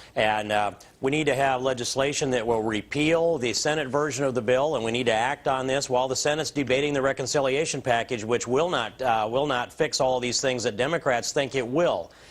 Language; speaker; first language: English; native; English